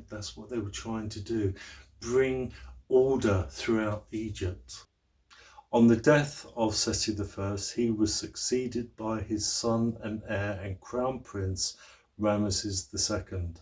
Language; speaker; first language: English; native; English